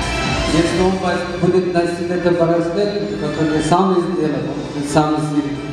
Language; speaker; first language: Russian; non-native, learner; Persian